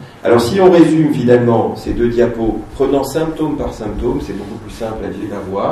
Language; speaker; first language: French; native; French